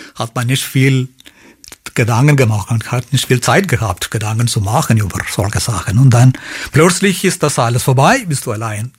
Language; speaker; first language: German; non-native, fluent; Malayalam